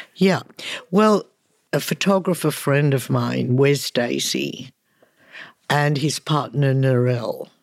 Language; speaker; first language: English; early bilingual, other home language; Hungarian